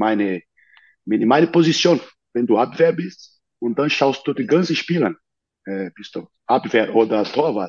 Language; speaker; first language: German; non-native, learner; Portuguese